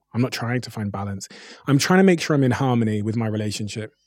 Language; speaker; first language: English; native; English